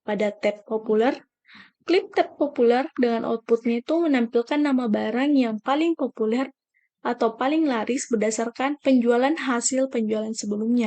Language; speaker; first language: Indonesian; native; Indonesian